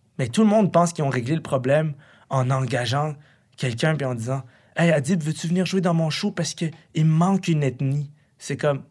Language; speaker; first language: French; early bilingual, other home language; Arabic